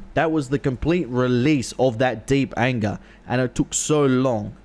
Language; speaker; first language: English; native; English